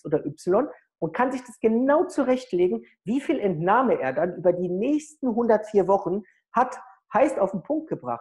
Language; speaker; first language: German; native; German